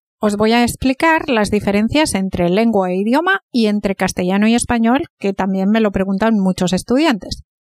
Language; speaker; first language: Spanish; native; Spanish